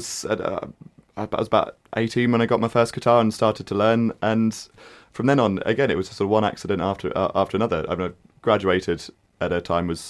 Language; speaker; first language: English; native; English